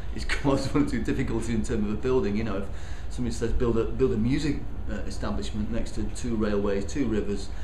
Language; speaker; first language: English; native; English